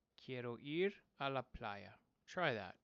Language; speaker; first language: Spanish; non-native, fluent; English